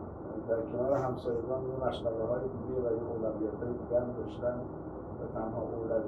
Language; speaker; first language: Persian; native; Persian